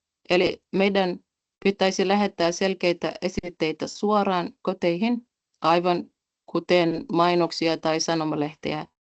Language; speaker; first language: Finnish; non-native, fluent; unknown